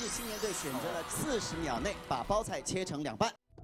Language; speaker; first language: Chinese; native; Chinese